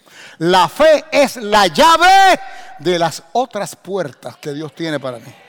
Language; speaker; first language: Spanish; native; Spanish